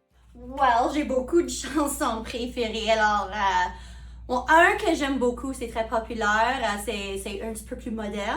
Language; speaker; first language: French; non-native, local second language; English